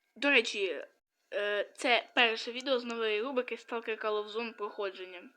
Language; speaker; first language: Ukrainian; non-native, local second language; Russian